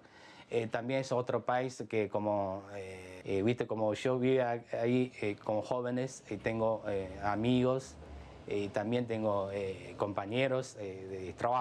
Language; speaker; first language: Spanish; non-native, learner; Chinese